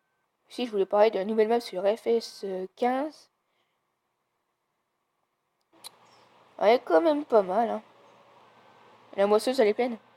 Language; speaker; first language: French; native; French